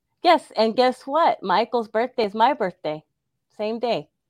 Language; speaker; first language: English; early bilingual, other home language; Spanish